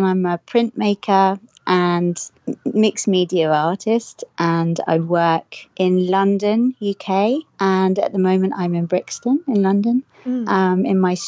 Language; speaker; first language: English; native; English